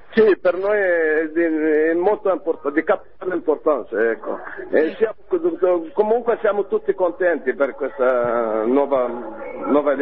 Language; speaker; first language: Italian; non-native, learner; Arabic